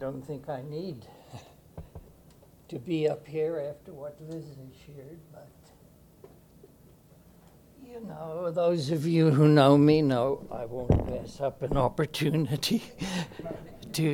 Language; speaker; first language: English; native; English